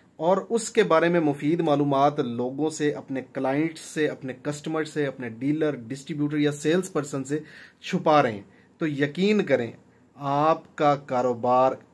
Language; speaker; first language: Urdu; non-native, local second language; Punjabi